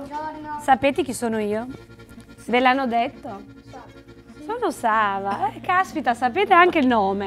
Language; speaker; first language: Italian; non-native, fluent; Albanian